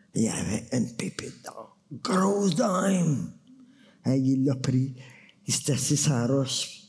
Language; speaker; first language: French; native; French